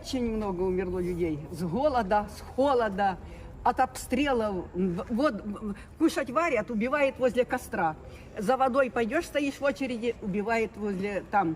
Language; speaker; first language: Russian; native; Russian